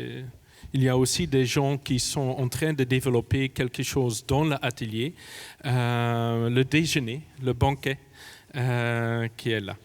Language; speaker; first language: French; non-native, fluent; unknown